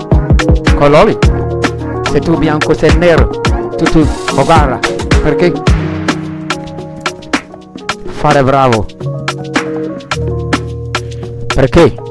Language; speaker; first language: Italian; non-native, learner; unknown